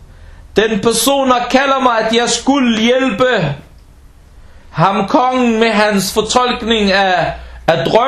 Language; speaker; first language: Danish; early bilingual, other home language; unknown